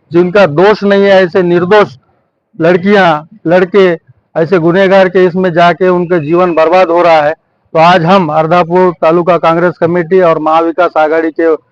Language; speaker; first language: Hindi; non-native, local second language; Marathi